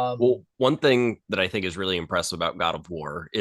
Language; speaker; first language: English; native; English